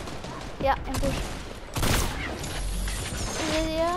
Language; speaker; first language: German; native; German